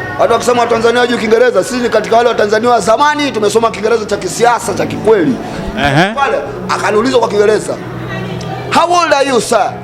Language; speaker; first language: Swahili; native; Swahili